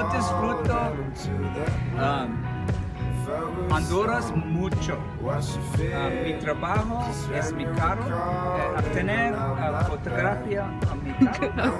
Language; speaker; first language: Spanish; non-native, learner; English